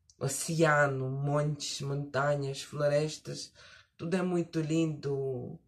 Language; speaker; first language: Portuguese; early bilingual, heritage; Portuguese